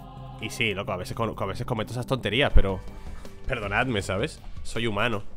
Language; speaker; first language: Spanish; native; Spanish